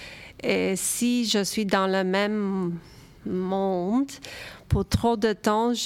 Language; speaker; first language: French; early bilingual, other home language; Romanian